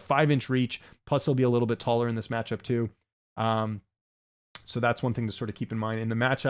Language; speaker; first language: English; native; English